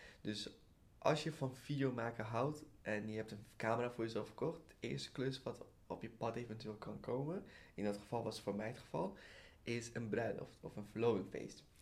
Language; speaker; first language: Dutch; early bilingual, other home language; Persian